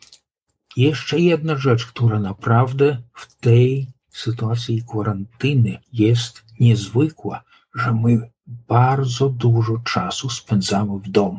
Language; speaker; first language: Polish; non-native, local second language; Lithuanian